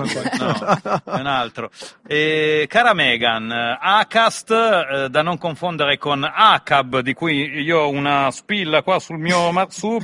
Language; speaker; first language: Italian; native; Italian